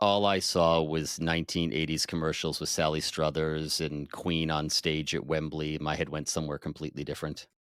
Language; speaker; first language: English; native; English